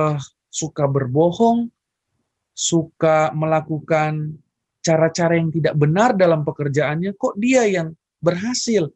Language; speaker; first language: Indonesian; native; Indonesian